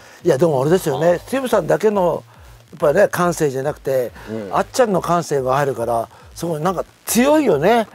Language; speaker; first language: Japanese; native; Japanese